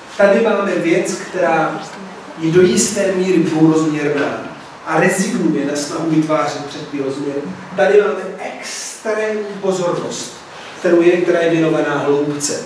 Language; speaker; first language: Czech; non-native, fluent; Italian